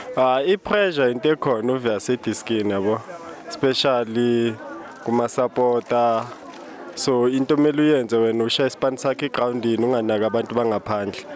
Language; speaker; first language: Zulu; native; Zulu